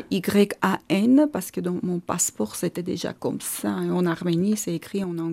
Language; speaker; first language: French; non-native, fluent; Armenian